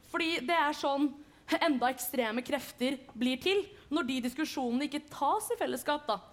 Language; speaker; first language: Norwegian; early bilingual, other home language; Kurdish